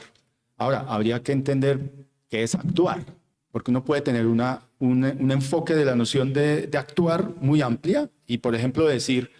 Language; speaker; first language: Spanish; native; Spanish